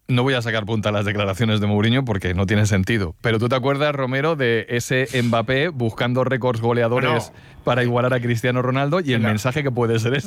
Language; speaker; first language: Spanish; native; Spanish